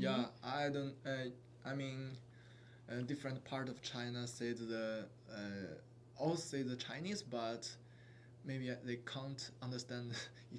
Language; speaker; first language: English; non-native, learner; Chinese